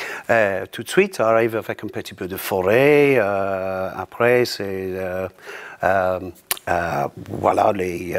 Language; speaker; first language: French; non-native, learner; English